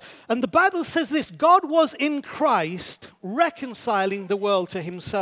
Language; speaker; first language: English; native; English